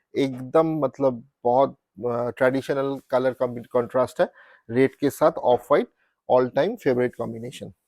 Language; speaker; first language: Hindi; non-native, local second language; Bangla